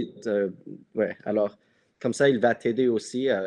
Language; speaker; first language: French; non-native, local second language; English